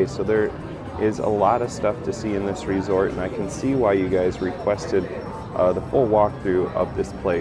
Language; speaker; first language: English; native; English